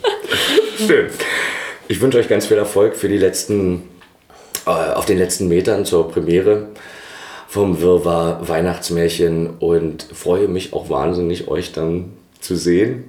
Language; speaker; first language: German; native; German